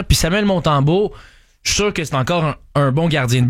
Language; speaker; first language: French; native; French